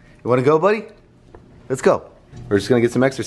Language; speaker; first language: English; native; English